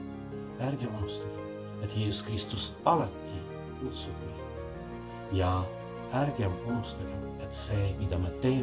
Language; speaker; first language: Estonian; non-native, fluent; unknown